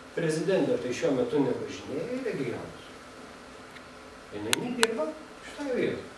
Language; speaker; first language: Lithuanian; native; Lithuanian